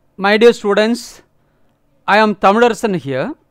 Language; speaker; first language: English; non-native, local second language; Tamil